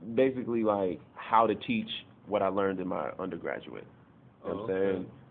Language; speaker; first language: English; native; English